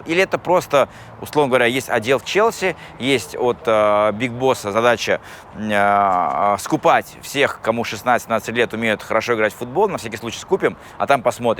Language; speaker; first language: Russian; native; Russian